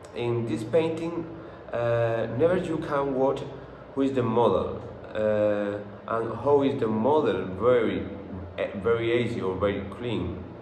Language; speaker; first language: English; non-native, learner; Spanish